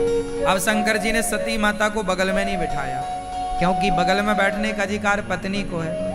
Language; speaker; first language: Hindi; native; Hindi